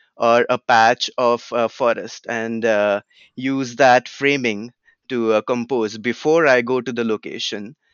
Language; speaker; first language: English; non-native, local second language; Marathi